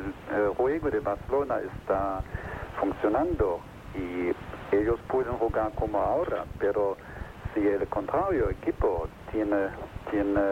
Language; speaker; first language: Spanish; non-native, fluent; German